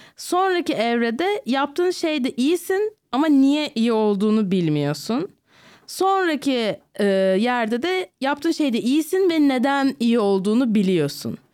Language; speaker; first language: Turkish; early bilingual, heritage; Turkish